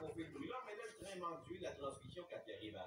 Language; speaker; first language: French; native; French